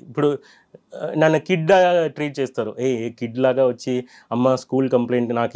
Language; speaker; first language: Telugu; non-native, fluent; Tamil